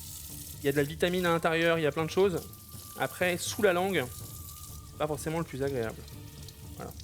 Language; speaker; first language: French; native; French